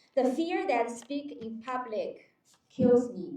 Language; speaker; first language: English; non-native, fluent; Chinese